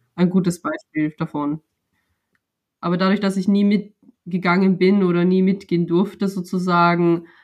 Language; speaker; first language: German; native; German